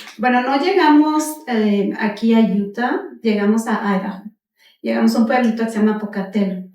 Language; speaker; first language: Spanish; native; Spanish